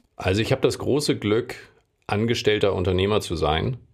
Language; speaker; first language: German; native; German